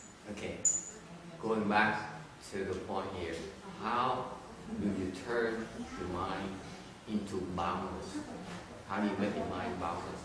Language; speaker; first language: English; non-native, fluent; Vietnamese